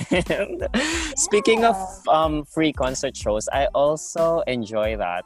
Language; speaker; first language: English; non-native, local second language; Filipino